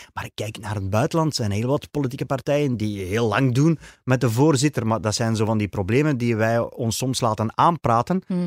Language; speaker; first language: Dutch; native; Dutch